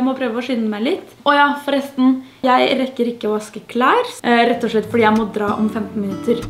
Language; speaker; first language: Norwegian; non-native, fluent; French